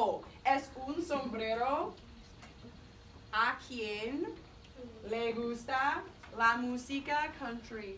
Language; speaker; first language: Spanish; non-native, fluent; English